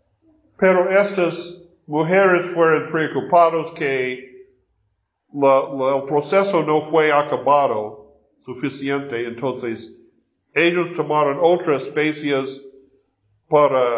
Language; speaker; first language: Spanish; non-native, learner; English